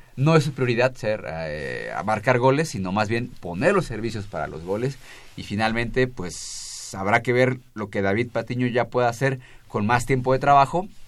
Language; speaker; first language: Spanish; native; Spanish